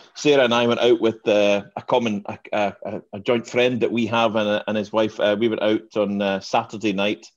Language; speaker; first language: English; native; English